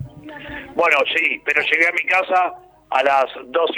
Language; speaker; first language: Spanish; native; Spanish